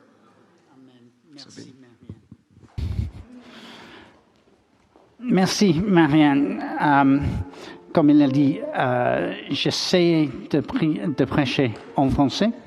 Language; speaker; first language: French; non-native, learner; English